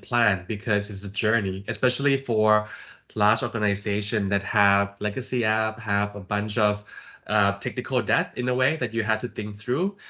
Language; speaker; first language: English; non-native, fluent; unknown